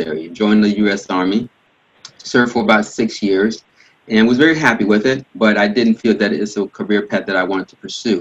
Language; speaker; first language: English; native; English